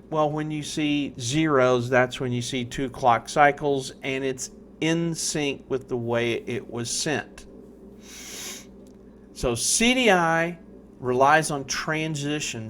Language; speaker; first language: English; native; English